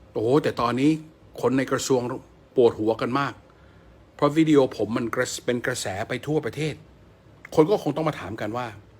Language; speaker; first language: Thai; native; Thai